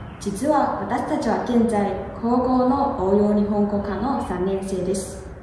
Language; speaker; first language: Japanese; non-native, learner; Chinese